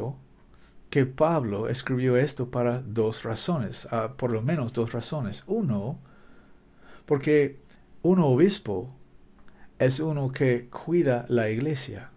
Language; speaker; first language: Spanish; non-native, learner; English